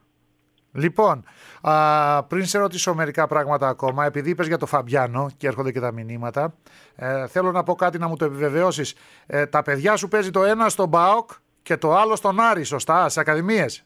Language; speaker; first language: Greek; native; Greek